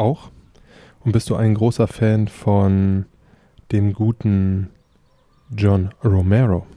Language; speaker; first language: German; native; German